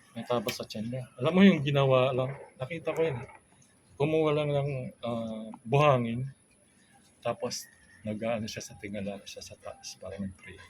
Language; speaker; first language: Filipino; non-native, local second language; Cebuano